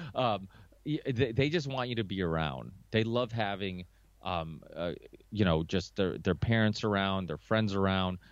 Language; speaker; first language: English; early bilingual, other home language; Portuguese